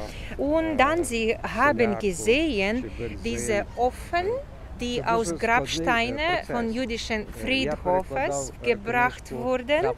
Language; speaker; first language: German; non-native, fluent; Ukrainian